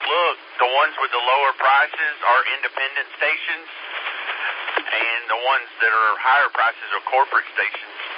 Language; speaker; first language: English; native; English